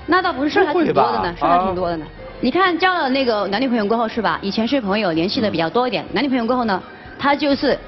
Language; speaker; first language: Chinese; native; Chinese